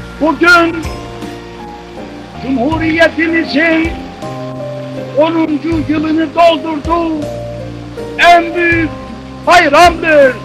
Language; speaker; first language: Turkish; native; Turkish